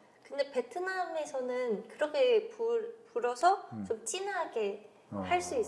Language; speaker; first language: Korean; non-native, fluent; Vietnamese